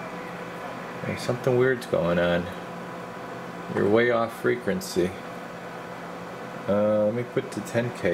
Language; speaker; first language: English; native; English